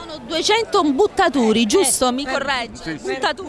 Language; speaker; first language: Italian; native; Italian